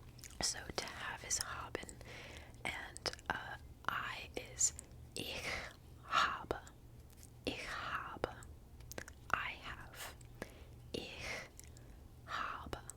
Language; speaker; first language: German; non-native, learner; English